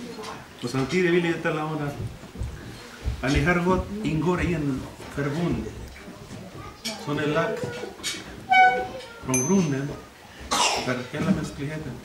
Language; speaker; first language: Swedish; non-native, learner; Spanish